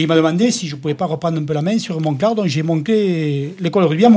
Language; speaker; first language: French; native; French